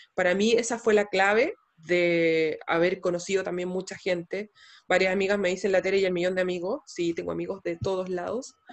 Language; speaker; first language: Spanish; native; Spanish